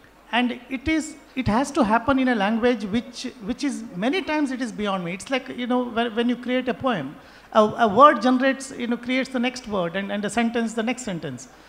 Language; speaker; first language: English; non-native, local second language; Konkani